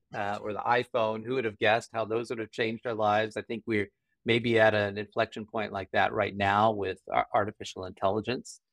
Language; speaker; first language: English; native; English